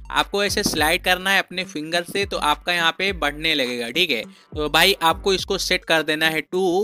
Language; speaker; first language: Hindi; native; Hindi